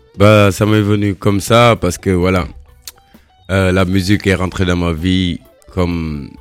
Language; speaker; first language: French; non-native, local second language; Wolof